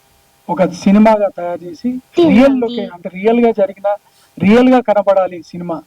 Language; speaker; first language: Telugu; native; Telugu